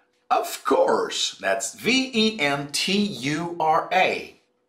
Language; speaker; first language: English; non-native, fluent; Portuguese